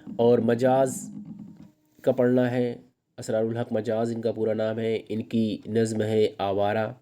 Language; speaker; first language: Urdu; native; Urdu